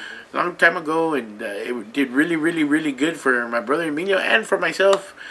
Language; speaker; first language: English; early bilingual, other home language; Spanish